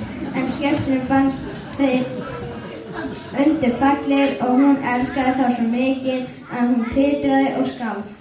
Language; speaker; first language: Icelandic; native; Icelandic